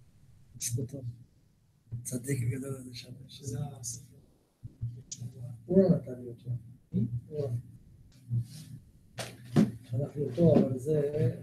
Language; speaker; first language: Hebrew; non-native, learner; English